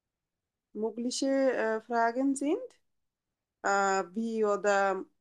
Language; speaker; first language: German; non-native, fluent; Bangla